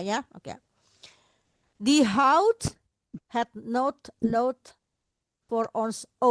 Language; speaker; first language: Dutch; non-native, fluent; Indonesian